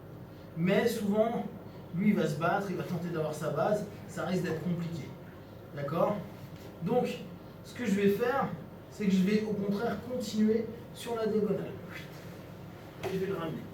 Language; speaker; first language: French; native; French